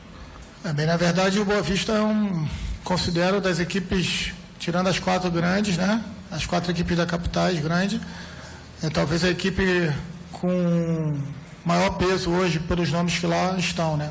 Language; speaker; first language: Portuguese; native; Portuguese